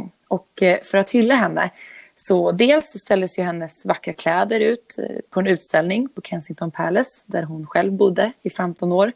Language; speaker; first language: Swedish; native; Swedish